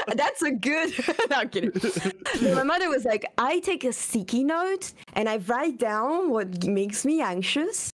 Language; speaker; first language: English; non-native, fluent; Italian